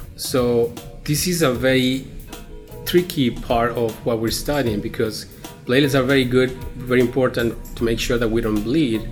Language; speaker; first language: English; non-native, fluent; Spanish